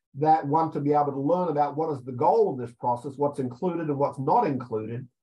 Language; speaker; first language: English; native; English